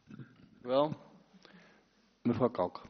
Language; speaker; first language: Dutch; native; Dutch